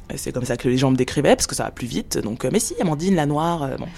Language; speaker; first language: French; native; French